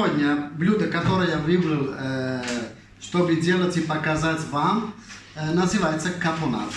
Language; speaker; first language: Russian; non-native, fluent; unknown